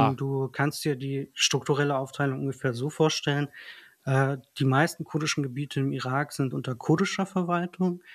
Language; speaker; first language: German; early bilingual, other home language; Kurdish